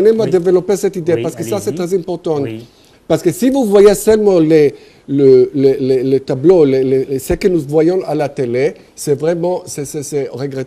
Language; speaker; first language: French; non-native, fluent; Hebrew